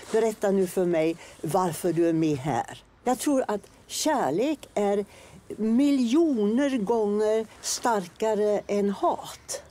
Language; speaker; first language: Swedish; non-native, fluent; German